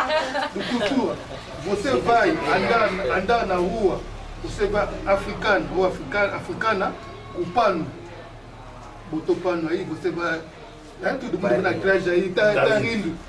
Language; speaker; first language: Portuguese; non-native, learner; Lingala